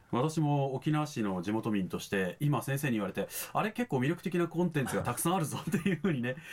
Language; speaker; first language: Japanese; native; Japanese